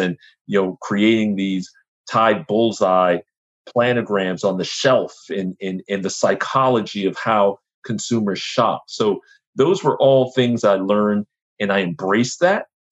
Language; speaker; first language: English; native; English